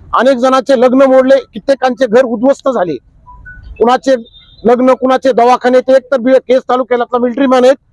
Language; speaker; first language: Marathi; native; Marathi